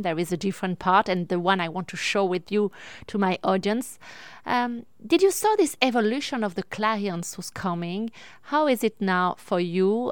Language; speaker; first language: English; non-native, learner; French